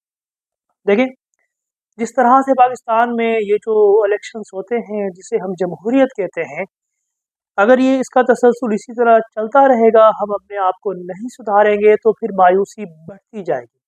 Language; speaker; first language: Urdu; native; Urdu